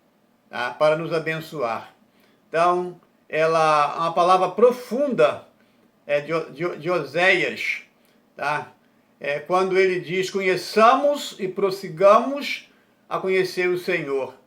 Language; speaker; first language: Portuguese; native; Portuguese